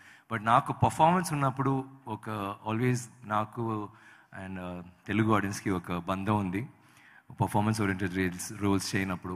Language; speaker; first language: Telugu; non-native, learner; Tamil